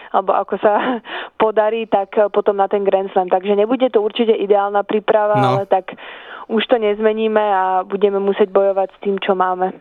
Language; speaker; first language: Slovak; early bilingual, heritage; Slovak